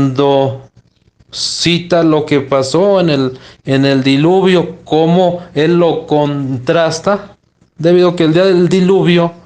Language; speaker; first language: Spanish; native; Spanish